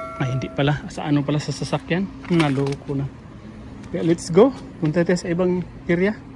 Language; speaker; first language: Filipino; non-native, local second language; Cebuano